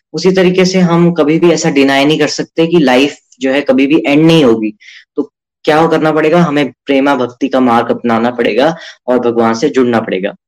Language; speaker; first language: Hindi; native; Hindi